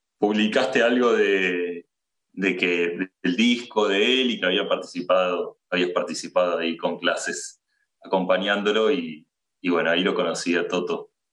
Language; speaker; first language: Spanish; native; Spanish